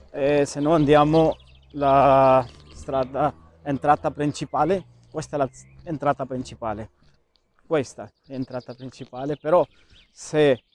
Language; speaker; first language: Italian; non-native, learner; Urdu